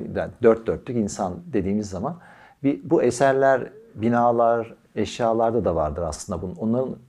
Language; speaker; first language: Turkish; native; Turkish